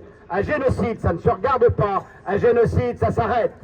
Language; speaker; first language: French; native; French